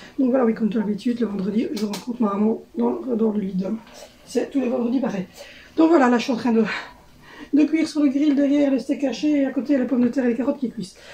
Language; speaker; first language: French; native; French